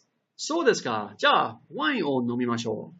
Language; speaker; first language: Japanese; non-native, fluent; English